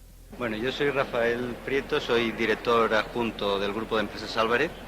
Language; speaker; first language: Spanish; native; Spanish